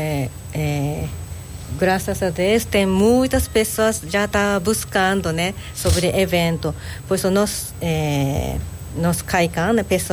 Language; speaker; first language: Portuguese; non-native, learner; Japanese